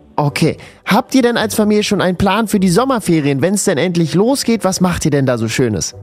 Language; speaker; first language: German; native; German